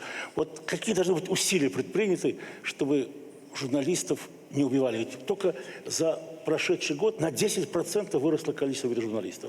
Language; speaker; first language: Russian; native; Russian